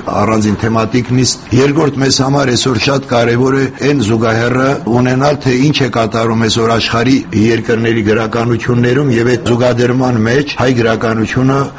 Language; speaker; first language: Armenian; native; Armenian